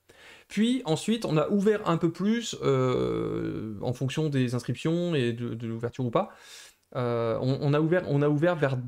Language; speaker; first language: French; native; French